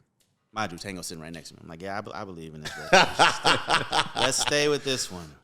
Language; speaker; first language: English; native; English